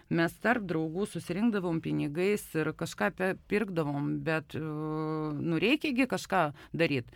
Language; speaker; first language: Lithuanian; non-native, local second language; Russian